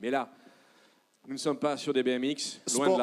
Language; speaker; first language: French; native; French